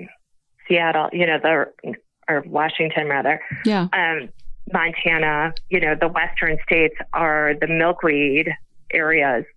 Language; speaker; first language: English; native; English